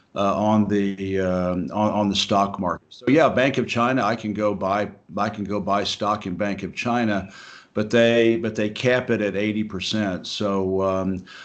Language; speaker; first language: English; native; English